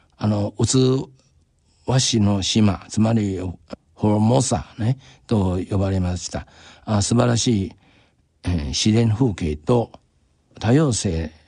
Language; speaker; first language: Japanese; non-native, fluent; Chinese